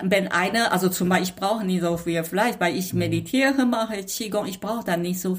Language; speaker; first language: German; non-native, fluent; Chinese